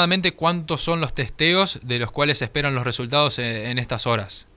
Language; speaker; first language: Spanish; native; Spanish